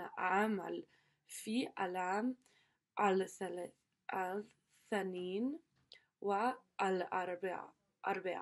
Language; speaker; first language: Arabic; non-native, learner; English